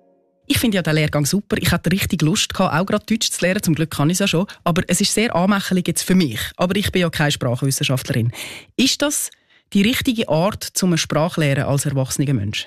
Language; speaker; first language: German; native; German